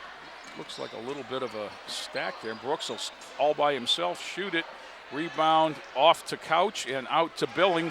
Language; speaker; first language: English; native; English